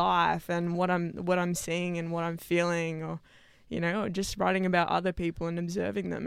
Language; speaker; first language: English; native; English